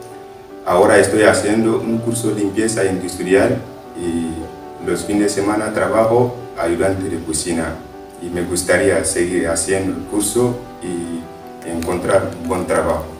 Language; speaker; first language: Spanish; non-native, learner; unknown